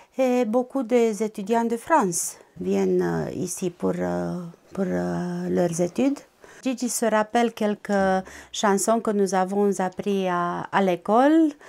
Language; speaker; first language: French; non-native, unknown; Romanian